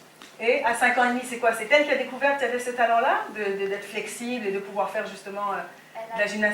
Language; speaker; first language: French; native; French